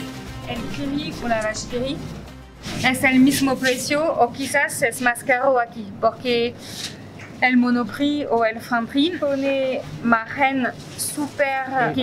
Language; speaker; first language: Spanish; non-native, fluent; French